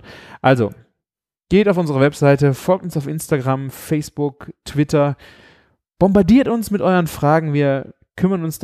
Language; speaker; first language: German; native; German